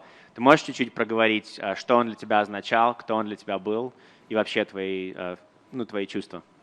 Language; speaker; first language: Russian; native; Russian